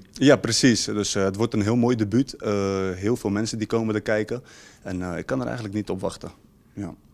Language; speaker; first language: Dutch; native; Dutch